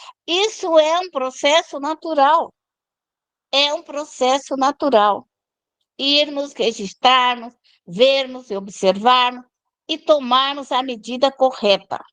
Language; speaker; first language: Portuguese; native; Portuguese